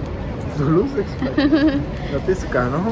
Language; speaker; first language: Indonesian; non-native, learner; French